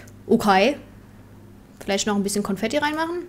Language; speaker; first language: German; native; German